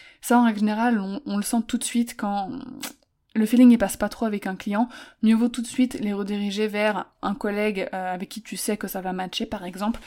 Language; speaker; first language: French; native; French